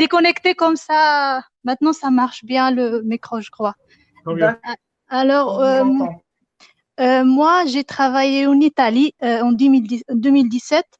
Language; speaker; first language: French; non-native, fluent; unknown